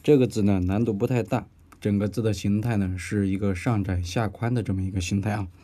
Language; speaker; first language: Chinese; native; Chinese